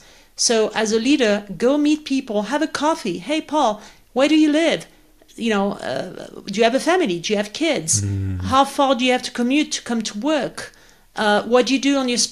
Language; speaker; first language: English; non-native, fluent; French